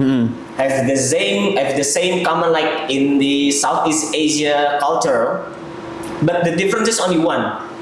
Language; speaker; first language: English; non-native, learner; Indonesian